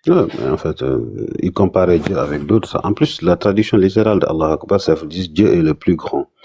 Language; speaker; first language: French; non-native, local second language; Wolof